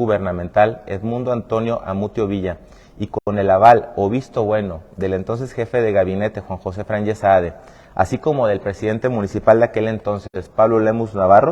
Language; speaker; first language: Spanish; native; Spanish